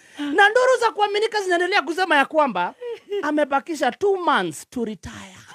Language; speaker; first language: Swahili; non-native, local second language; Kikuyu